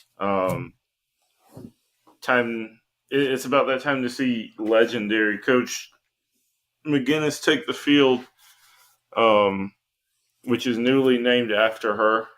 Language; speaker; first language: English; native; English